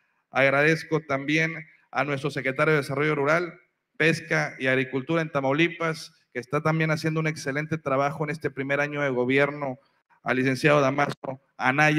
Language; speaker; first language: Spanish; native; Spanish